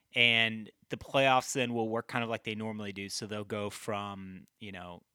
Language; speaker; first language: English; native; English